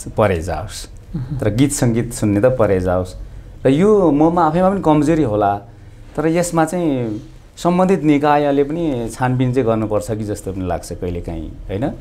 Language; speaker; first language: Nepali; non-native, local second language; Limbu